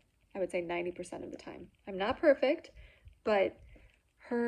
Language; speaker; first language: English; native; English